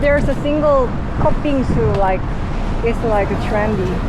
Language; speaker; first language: English; non-native, fluent; Korean